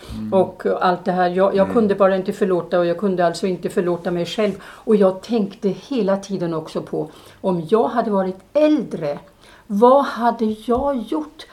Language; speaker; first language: Swedish; non-native, fluent; German